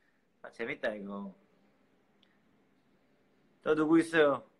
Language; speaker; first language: Korean; early bilingual, heritage; Korean